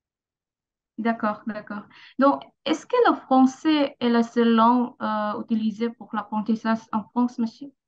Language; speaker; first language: French; non-native, learner; Indonesian